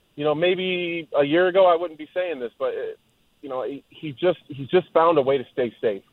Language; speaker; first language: English; native; English